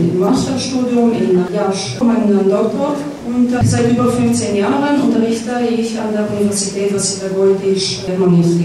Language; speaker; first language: German; non-native, local second language; Romanian